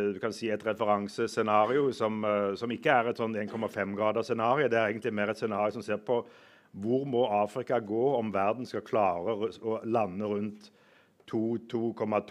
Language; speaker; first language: Norwegian; native; Norwegian